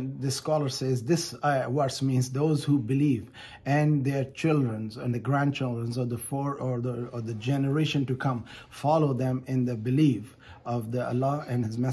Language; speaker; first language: English; non-native, fluent; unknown